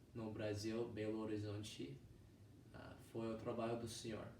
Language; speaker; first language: Portuguese; non-native, fluent; English